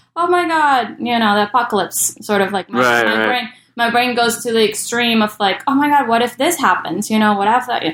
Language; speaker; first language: English; early bilingual, other home language; Spanish